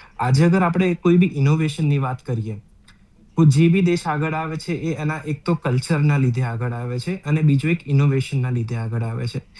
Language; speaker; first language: Gujarati; native; Gujarati